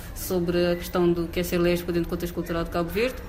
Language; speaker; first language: Portuguese; non-native, local second language; Kabuverdianu